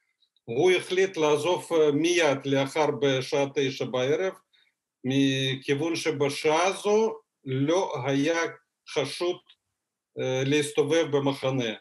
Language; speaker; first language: Hebrew; non-native, fluent; Russian